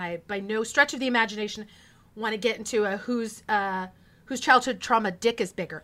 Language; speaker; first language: English; native; English